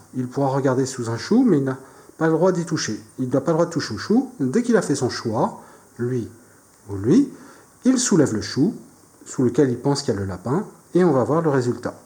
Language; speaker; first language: French; native; French